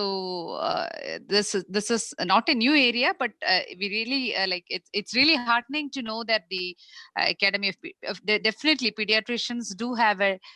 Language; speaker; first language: English; non-native, local second language; Malayalam